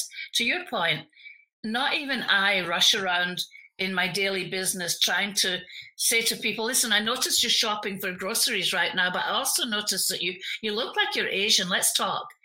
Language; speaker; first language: English; native; English